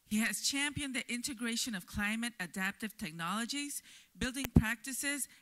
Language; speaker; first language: English; native; English